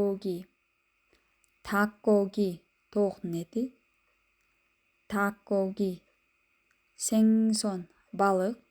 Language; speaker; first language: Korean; non-native, fluent; Kyrgyz